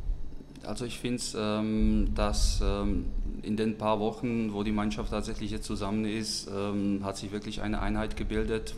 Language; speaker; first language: German; non-native, fluent; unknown